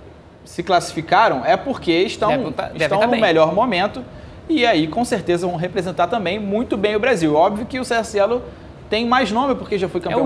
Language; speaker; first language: Portuguese; native; Portuguese